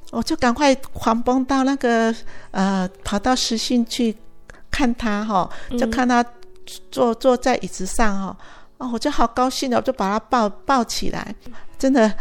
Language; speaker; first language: Chinese; native; Chinese